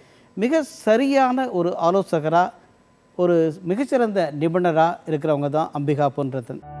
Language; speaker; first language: Tamil; native; Tamil